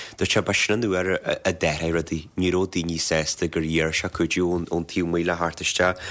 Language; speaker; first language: Irish; native; Irish